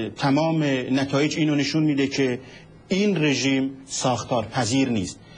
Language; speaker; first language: Persian; non-native, local second language; Central Kurdish